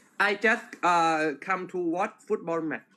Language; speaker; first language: English; non-native, learner; Thai